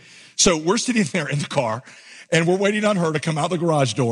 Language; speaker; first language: English; native; English